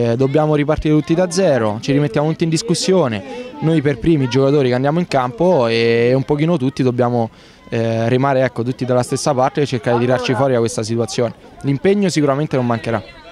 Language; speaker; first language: Italian; native; Italian